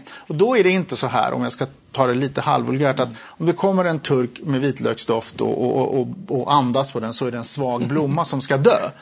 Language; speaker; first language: Swedish; early bilingual, other home language; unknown